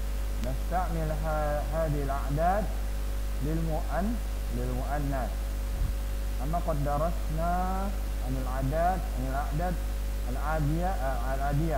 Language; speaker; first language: Arabic; non-native, fluent; Indonesian